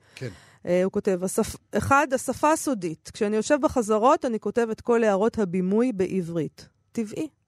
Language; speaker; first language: Hebrew; native; Hebrew